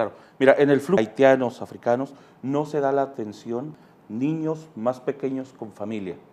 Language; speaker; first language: Spanish; native; Spanish